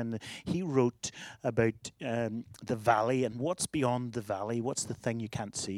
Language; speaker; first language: English; native; English